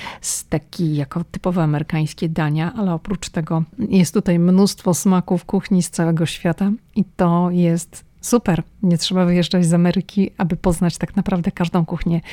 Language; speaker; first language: Polish; native; Polish